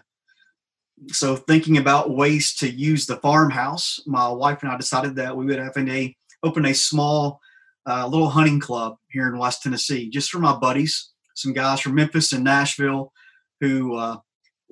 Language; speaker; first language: English; native; English